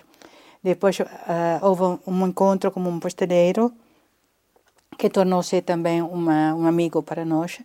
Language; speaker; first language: Portuguese; non-native, fluent; Italian